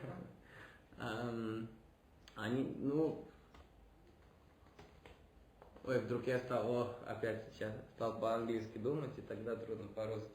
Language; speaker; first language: Russian; early bilingual, heritage; Russian